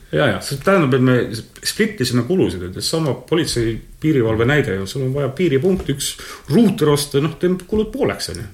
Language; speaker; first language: Estonian; native; Estonian